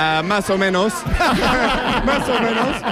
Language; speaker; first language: Spanish; non-native, learner; English